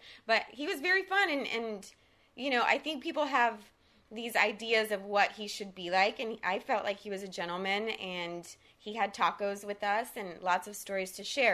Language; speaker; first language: English; early bilingual, other home language; Spanish